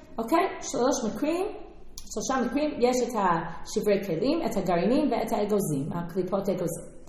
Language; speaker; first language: Hebrew; non-native, fluent; English